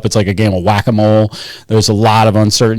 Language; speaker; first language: English; native; English